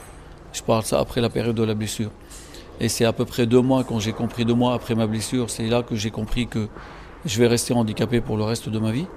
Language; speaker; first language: French; non-native, local second language; Arabic